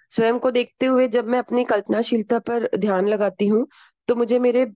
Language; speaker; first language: Hindi; native; Hindi